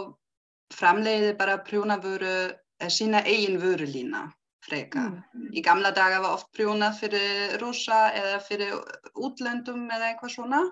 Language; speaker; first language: Icelandic; non-native, learner; German